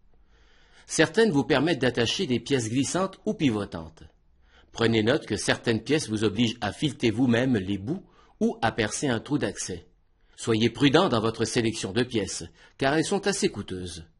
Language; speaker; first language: French; native; French